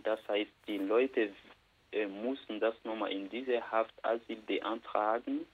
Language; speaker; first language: German; non-native, learner; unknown